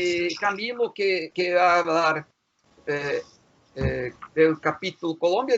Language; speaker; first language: Spanish; non-native, fluent; Portuguese